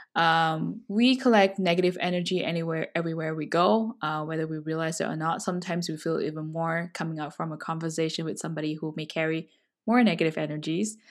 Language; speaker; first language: English; non-native, local second language; Chinese